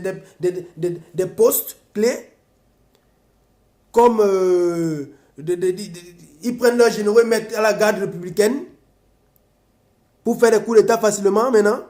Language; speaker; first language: French; non-native, local second language; Basaa